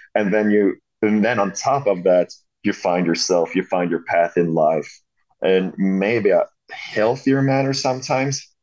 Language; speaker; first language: English; non-native, fluent; Swedish